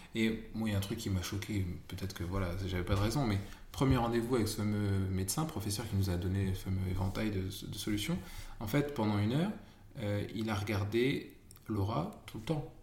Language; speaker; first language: French; native; French